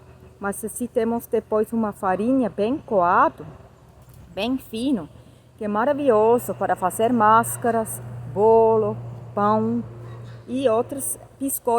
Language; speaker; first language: Portuguese; non-native, fluent; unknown